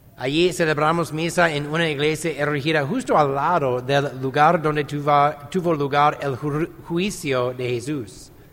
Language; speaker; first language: Spanish; non-native, fluent; English